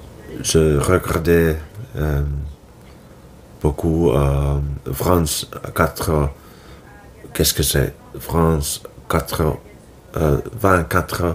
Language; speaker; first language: French; non-native, learner; Finnish